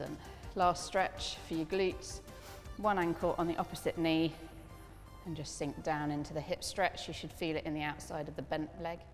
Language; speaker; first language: English; native; English